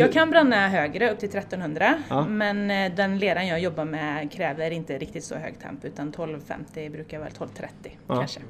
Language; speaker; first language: Swedish; native; Swedish